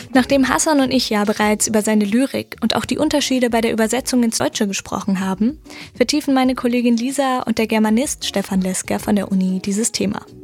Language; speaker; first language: German; native; German